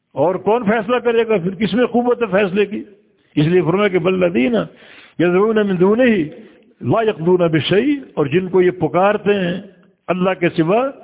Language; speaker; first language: Urdu; native; Urdu